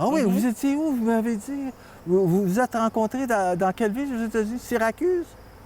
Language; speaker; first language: French; native; French